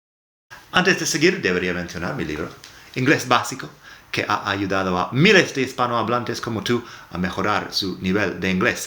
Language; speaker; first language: Spanish; non-native, fluent; English